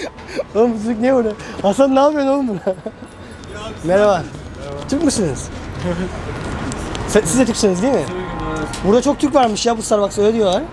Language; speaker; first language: Turkish; native; Turkish